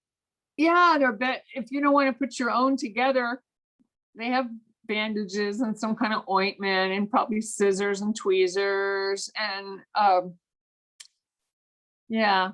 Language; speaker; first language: English; native; English